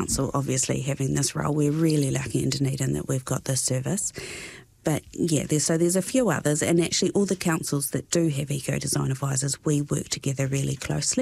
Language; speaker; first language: English; native; English